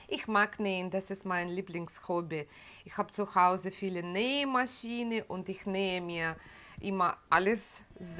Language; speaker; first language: German; non-native, fluent; Russian